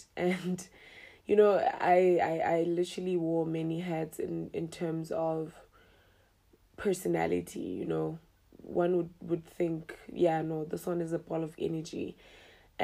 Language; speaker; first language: English; non-native, local second language; Tswana